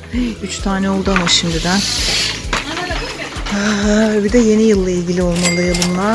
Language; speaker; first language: Turkish; native; Turkish